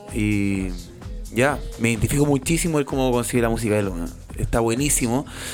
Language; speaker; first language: Spanish; native; Spanish